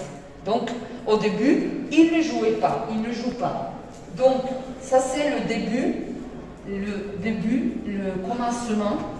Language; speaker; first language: French; non-native, fluent; Spanish